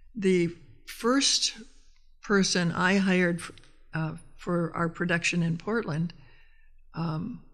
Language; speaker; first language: English; native; English